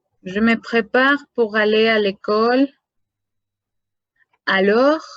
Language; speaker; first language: French; non-native, fluent; Spanish